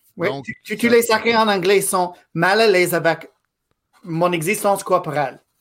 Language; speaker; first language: French; non-native, fluent; English